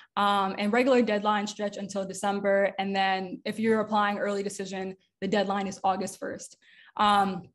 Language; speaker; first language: English; native; English